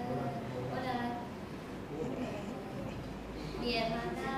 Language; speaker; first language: Spanish; non-native, learner; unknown